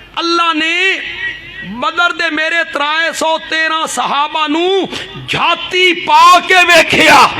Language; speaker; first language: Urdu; non-native, local second language; Punjabi